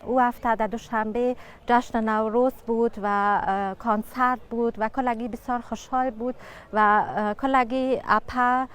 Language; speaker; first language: Persian; early bilingual, heritage; Persian